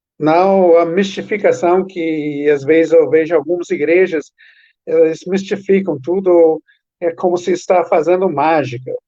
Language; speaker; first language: Portuguese; non-native, fluent; English